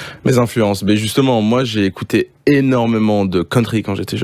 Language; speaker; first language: French; native; French